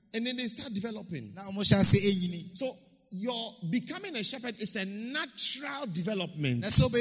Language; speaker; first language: English; non-native, local second language; Akan